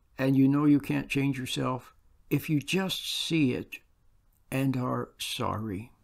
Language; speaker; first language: English; native; English